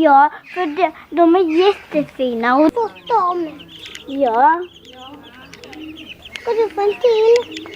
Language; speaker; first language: Swedish; native; Swedish